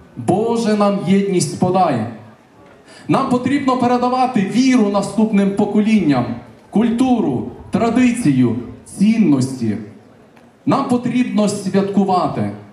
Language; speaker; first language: Ukrainian; native; Ukrainian